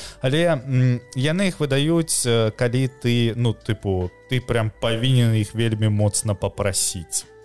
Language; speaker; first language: Belarusian; non-native, local second language; Russian